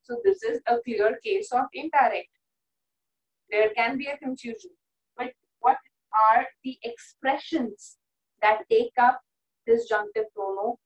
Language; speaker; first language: English; non-native, local second language; Hindi